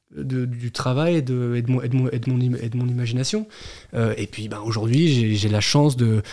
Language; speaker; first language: French; native; French